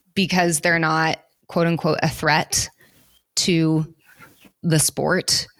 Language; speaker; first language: English; native; English